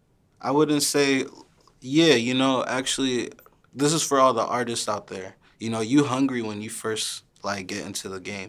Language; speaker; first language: English; early bilingual, other home language; Haitian Creole